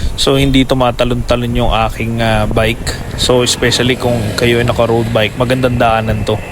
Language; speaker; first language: Filipino; native; Filipino